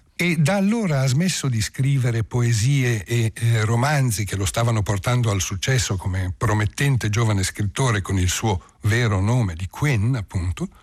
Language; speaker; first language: Italian; early bilingual, heritage; Italian